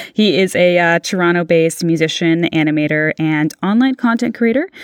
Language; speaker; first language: English; native; English